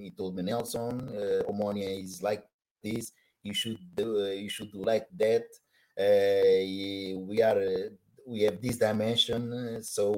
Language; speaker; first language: English; non-native, learner; Portuguese